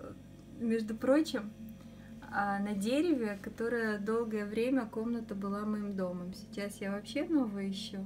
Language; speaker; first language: Russian; native; Russian